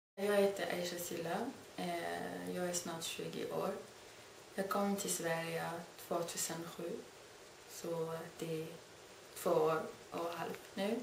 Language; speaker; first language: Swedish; non-native, fluent; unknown